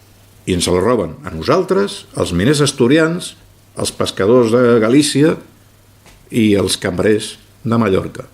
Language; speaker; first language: Catalan; native; Catalan